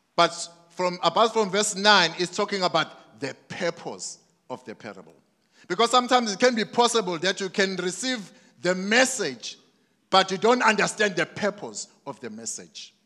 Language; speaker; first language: English; non-native, local second language; Zulu